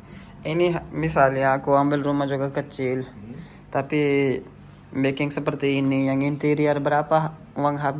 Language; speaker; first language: Indonesian; non-native, learner; Urdu